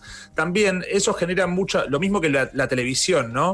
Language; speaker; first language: Spanish; native; Spanish